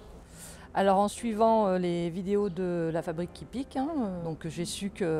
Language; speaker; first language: French; native; French